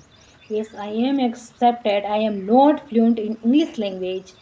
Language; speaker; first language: English; non-native, learner; Marwari